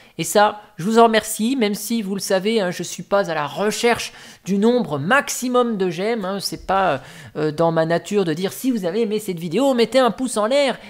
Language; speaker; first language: French; native; French